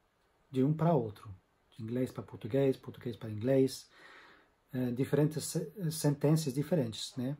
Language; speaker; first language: Portuguese; non-native, fluent; English